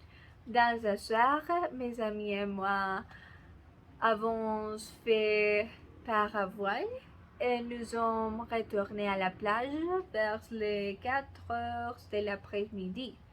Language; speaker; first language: French; non-native, learner; Spanish